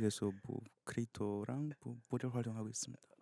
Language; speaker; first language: Korean; non-native, fluent; English